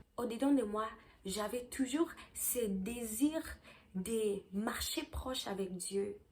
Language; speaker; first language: French; early bilingual, heritage; French